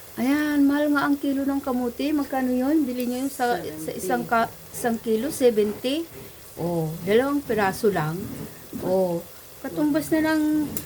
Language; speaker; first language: Filipino; non-native, local second language; Bikol